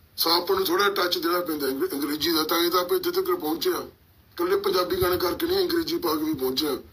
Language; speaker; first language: Punjabi; early bilingual, heritage; Punjabi